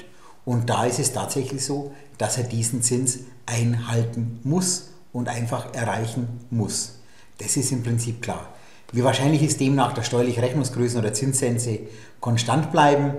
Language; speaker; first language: German; native; German